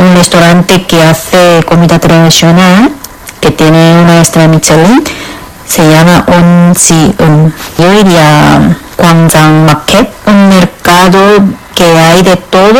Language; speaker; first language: Spanish; non-native, learner; Korean